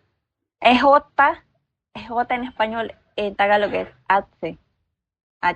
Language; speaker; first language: Spanish; non-native, learner; Filipino